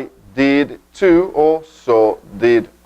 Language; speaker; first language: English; non-native, fluent; Spanish